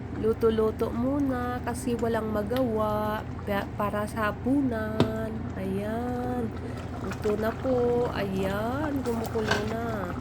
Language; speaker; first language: Filipino; non-native, local second language; Hiligaynon